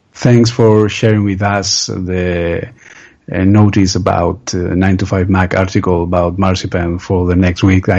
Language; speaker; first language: English; non-native, learner; Spanish